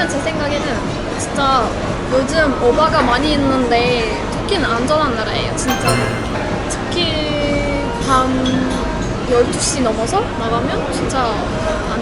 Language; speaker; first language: Korean; non-native, fluent; Turkish